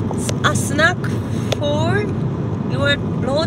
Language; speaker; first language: English; non-native, learner; Japanese